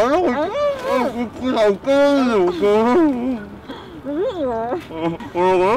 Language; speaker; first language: Korean; native; Korean